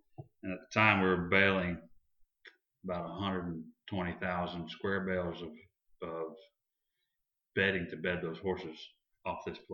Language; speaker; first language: English; native; English